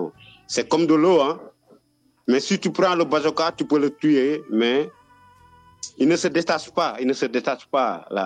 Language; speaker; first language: French; non-native, local second language; Wolof